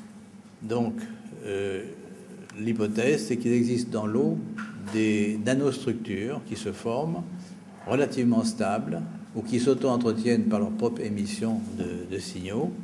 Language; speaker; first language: French; native; French